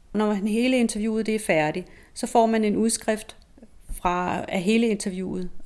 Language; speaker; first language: Danish; native; Danish